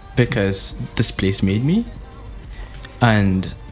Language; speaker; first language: English; non-native, local second language; Hausa